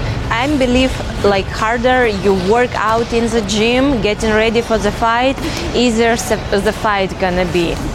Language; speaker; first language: English; non-native, fluent; Chinese